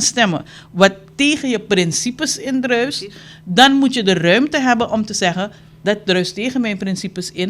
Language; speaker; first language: Dutch; native; Dutch